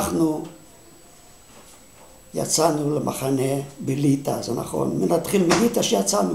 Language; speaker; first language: Hebrew; non-native, fluent; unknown